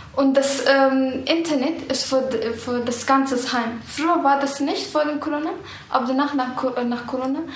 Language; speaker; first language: German; early bilingual, other home language; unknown